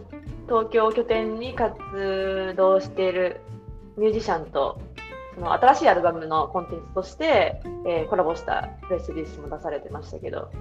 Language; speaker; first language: Japanese; native; Japanese